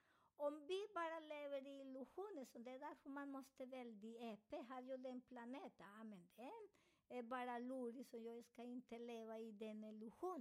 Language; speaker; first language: Swedish; non-native, fluent; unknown